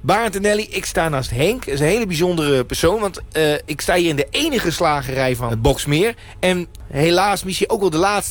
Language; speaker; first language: Dutch; native; Dutch